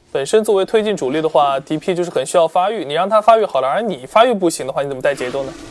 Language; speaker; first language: Chinese; native; Chinese